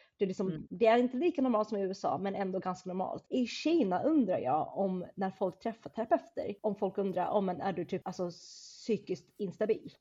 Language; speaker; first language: Swedish; early bilingual, other home language; Chinese